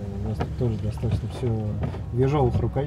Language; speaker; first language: Russian; native; Russian